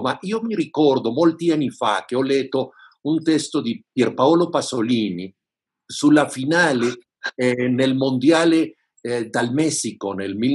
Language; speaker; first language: Italian; non-native, fluent; Spanish